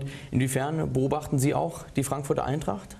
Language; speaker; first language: German; native; German